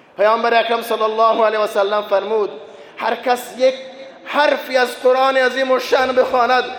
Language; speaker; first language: Persian; non-native, local second language; Baluchi